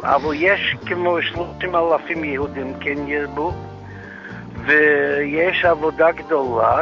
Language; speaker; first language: Hebrew; non-native, fluent; English